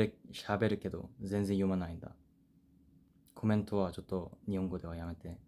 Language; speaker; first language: Japanese; non-native, fluent; Korean